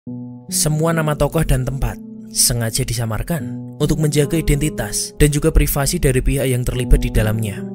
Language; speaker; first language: Indonesian; native; Indonesian